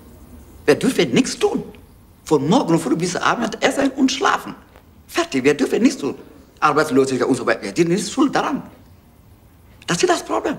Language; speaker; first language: German; non-native, learner; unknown